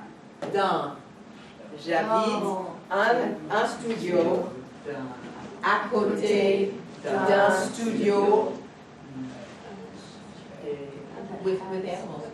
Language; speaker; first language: French; non-native, fluent; English